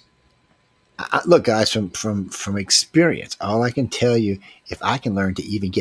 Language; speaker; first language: English; native; English